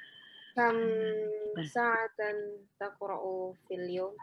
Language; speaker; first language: Arabic; non-native, learner; Indonesian